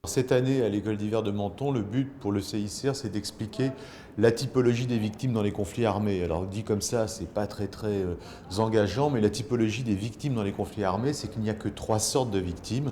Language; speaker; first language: French; native; French